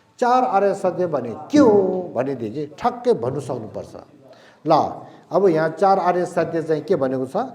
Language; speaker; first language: Nepali; non-native, local second language; Tibetan